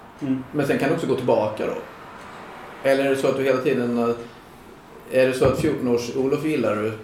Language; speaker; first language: Swedish; native; Swedish